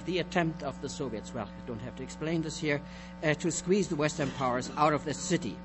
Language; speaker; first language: English; non-native, fluent; German